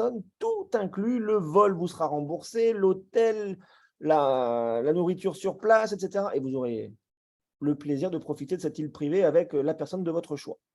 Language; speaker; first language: French; native; French